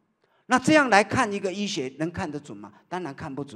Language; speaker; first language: Chinese; native; Chinese